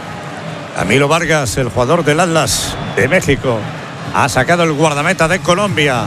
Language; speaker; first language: Spanish; native; Spanish